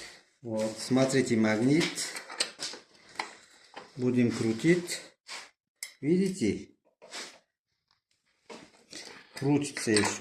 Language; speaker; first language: Russian; non-native, local second language; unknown